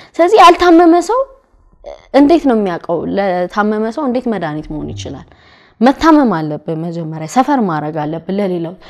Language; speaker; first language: Amharic; native; Amharic